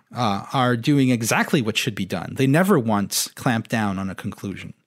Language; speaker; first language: English; non-native, fluent; French